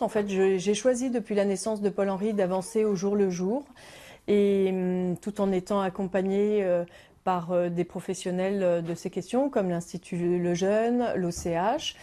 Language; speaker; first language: French; native; French